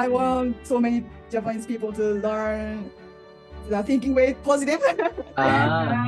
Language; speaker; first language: English; non-native, learner; Japanese